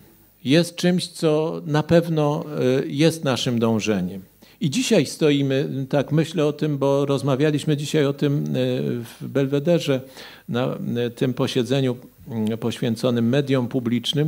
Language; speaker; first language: Polish; native; Polish